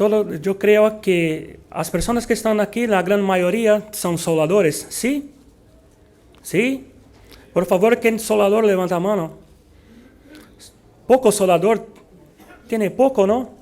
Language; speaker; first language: Spanish; non-native, learner; Portuguese